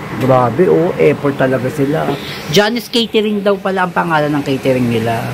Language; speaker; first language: Filipino; native; Filipino